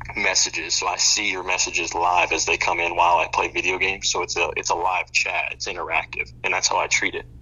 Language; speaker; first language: English; native; English